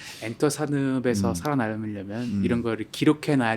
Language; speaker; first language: Korean; native; Korean